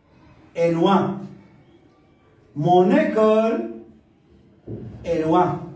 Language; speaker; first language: French; non-native, local second language; Arabic